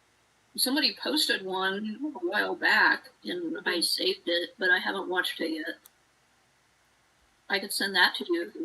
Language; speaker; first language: English; native; English